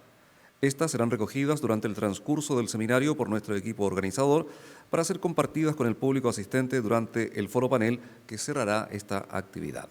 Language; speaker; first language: Spanish; native; Spanish